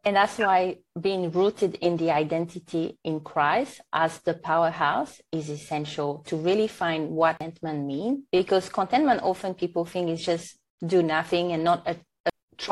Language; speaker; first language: English; non-native, fluent; French